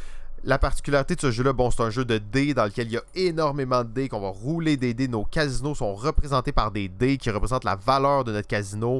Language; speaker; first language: French; native; French